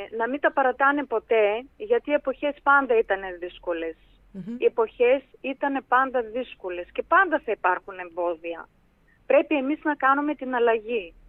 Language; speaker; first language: Greek; non-native, fluent; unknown